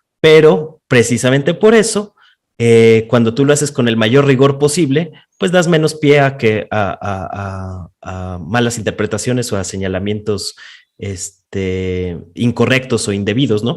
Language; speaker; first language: Spanish; native; Spanish